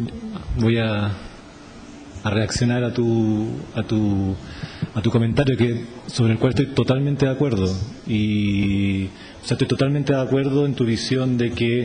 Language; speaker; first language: Spanish; native; Spanish